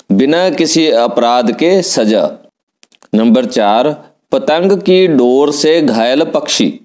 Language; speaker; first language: Hindi; non-native, local second language; Punjabi